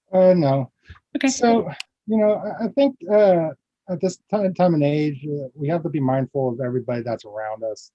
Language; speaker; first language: English; early bilingual, other home language; Filipino